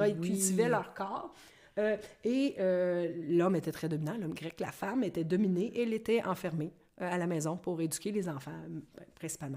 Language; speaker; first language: French; native; French